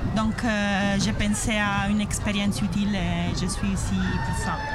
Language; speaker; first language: French; non-native, learner; Italian